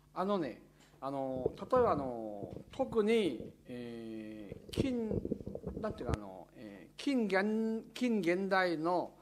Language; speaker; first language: Japanese; non-native, fluent; Chinese